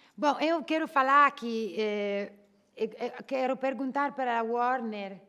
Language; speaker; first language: Portuguese; non-native, learner; Italian